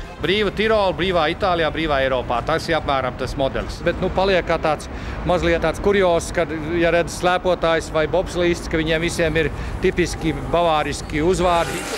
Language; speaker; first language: Latvian; native; Latvian